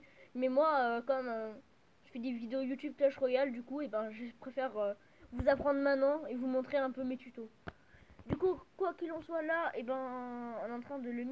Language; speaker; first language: French; native; French